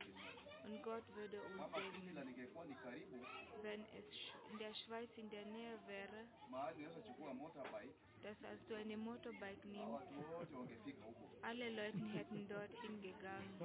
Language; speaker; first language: German; non-native, learner; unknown